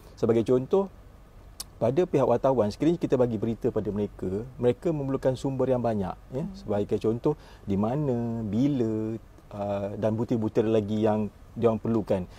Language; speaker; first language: Malay; native; Malay